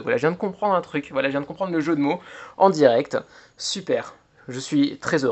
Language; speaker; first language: French; native; French